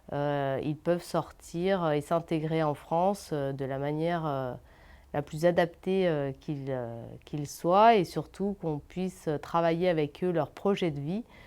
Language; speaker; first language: French; native; French